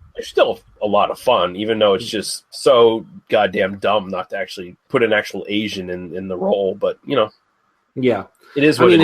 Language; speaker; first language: English; native; English